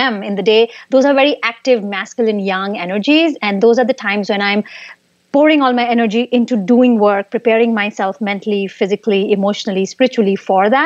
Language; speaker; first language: English; non-native, local second language; Hindi